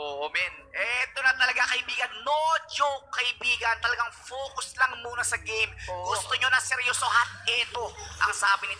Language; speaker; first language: Filipino; native; Filipino